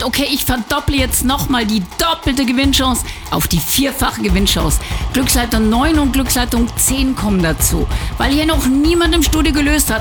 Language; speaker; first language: German; native; German